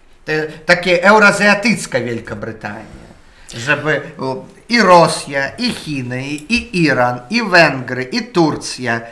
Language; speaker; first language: Polish; non-native, learner; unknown